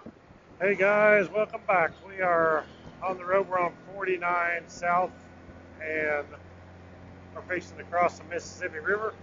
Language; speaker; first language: English; native; English